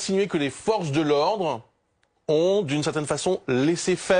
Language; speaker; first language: French; native; French